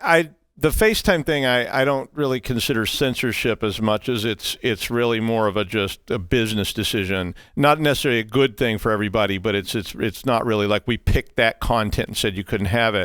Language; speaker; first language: English; native; English